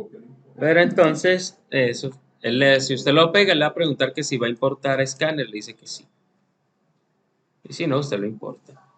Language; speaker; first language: Spanish; native; Spanish